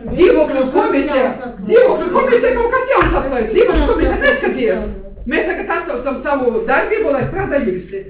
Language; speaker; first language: Latvian; non-native, local second language; Russian